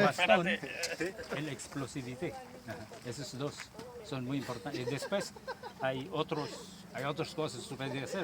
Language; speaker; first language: Spanish; non-native, learner; French